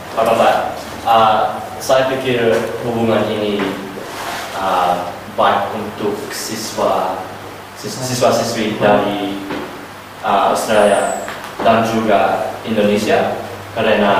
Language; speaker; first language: Indonesian; non-native, learner; English